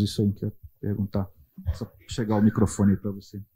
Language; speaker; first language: Portuguese; native; Portuguese